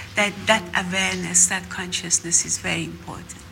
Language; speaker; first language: English; non-native, fluent; Persian